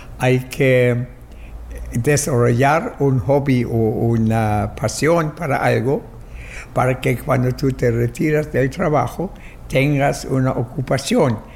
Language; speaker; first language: Spanish; non-native, fluent; German